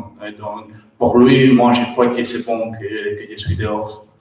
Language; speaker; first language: French; non-native, learner; Catalan